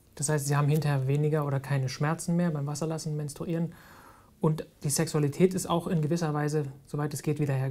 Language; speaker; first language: German; native; German